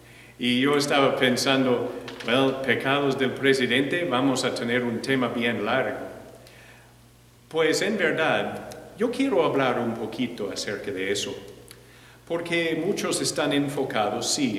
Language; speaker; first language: Spanish; non-native, fluent; English